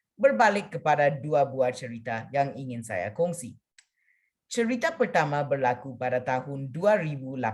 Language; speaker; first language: Malay; non-native, local second language; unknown